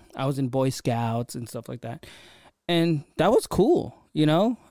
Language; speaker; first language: English; early bilingual, other home language; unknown